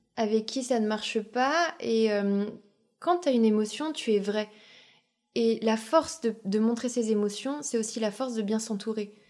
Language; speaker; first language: French; native; French